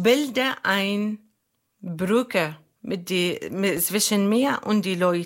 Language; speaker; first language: German; non-native, learner; Arabic